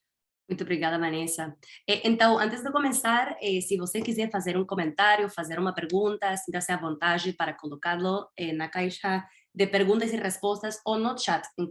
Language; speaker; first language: Portuguese; non-native, fluent; Spanish